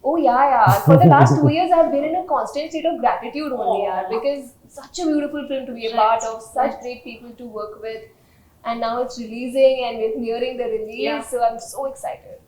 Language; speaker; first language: English; non-native, local second language; Hindi